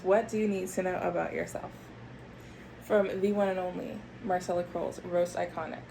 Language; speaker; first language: English; native; English